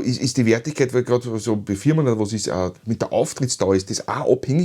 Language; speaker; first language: German; native; German